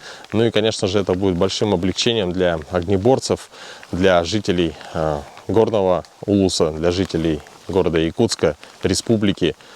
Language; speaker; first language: Russian; native; Russian